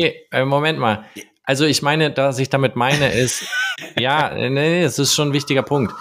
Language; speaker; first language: German; native; German